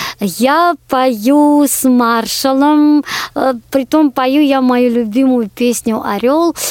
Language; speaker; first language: Russian; non-native, local second language; Georgian